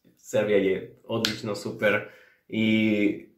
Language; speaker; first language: Serbian; non-native, learner; Spanish